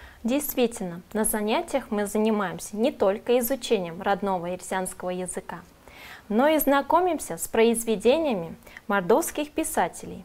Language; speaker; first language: Russian; non-native, local second language; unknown